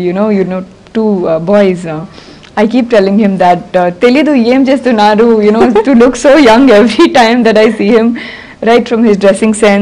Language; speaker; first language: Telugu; non-native, learner; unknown